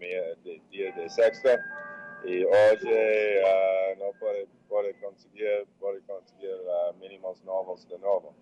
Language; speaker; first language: Portuguese; non-native, fluent; English